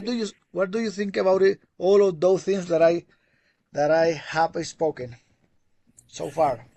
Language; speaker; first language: English; non-native, learner; Spanish